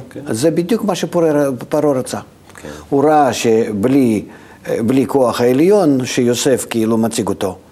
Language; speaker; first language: Hebrew; non-native, fluent; Russian